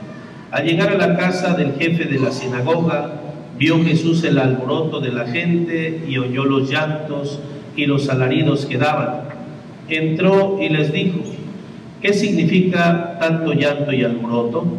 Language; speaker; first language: Spanish; native; Spanish